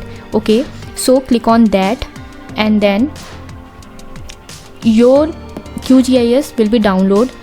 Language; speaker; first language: English; non-native, local second language; Hindi